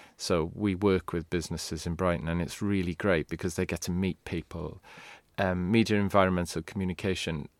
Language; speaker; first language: English; non-native, local second language; Welsh